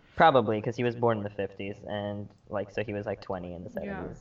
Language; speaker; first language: English; early bilingual, other home language; Arabic